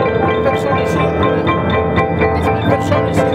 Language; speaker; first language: French; non-native, fluent; Catalan